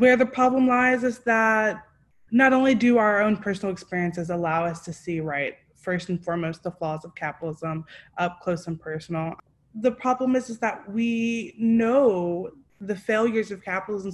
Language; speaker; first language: English; native; English